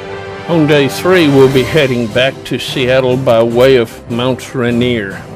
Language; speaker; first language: English; native; English